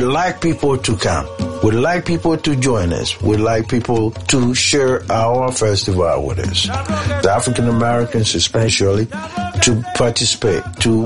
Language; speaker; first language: English; non-native, local second language; Ga